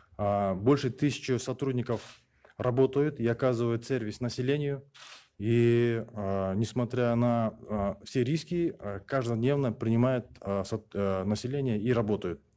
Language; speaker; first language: Russian; non-native, local second language; Kyrgyz